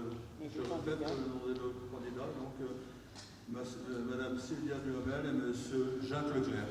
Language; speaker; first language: French; native; French